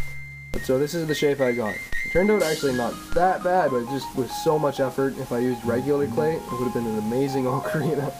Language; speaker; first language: English; native; English